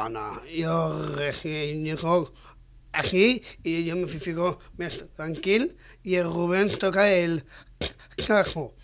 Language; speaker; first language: Catalan; non-native, local second language; Spanish